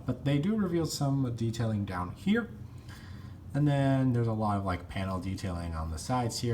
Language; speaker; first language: English; native; English